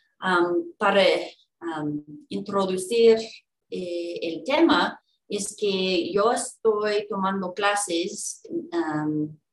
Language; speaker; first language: Spanish; non-native, fluent; English